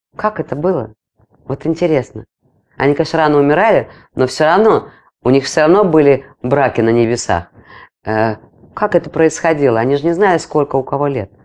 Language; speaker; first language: Russian; non-native, local second language; Latvian